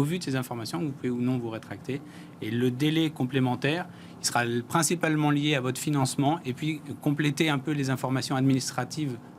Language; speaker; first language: French; native; French